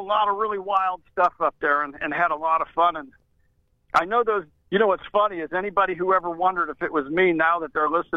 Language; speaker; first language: English; native; English